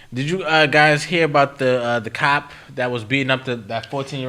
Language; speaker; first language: English; native; English